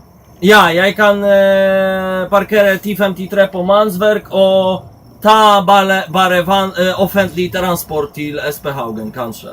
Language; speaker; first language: Swedish; non-native, learner; Polish